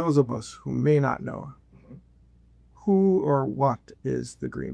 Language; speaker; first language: English; native; English